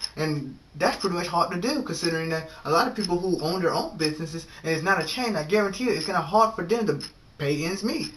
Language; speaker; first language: English; native; English